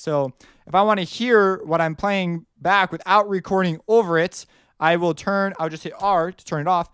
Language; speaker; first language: English; native; English